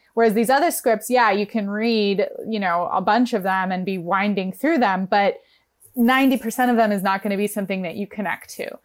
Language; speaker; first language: English; native; English